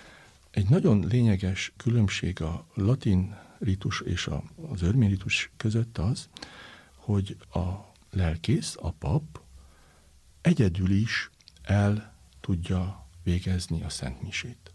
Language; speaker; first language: Hungarian; native; Hungarian